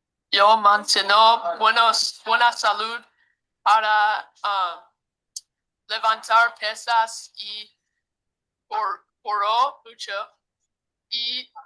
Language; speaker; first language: Spanish; non-native, learner; English